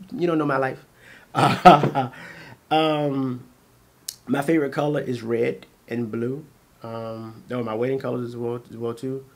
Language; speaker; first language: English; native; English